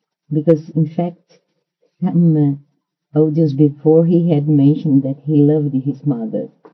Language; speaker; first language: English; non-native, fluent; Portuguese